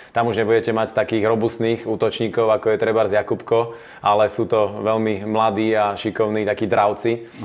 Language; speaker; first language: Slovak; native; Slovak